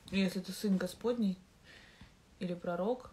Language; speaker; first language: Russian; native; Russian